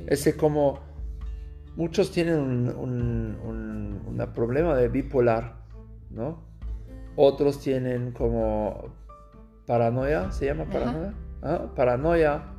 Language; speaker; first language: Spanish; non-native, learner; German